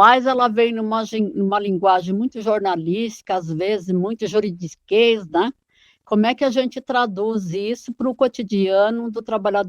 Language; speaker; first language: Portuguese; native; Portuguese